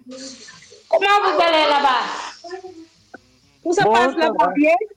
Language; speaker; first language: French; non-native, local second language; Wolof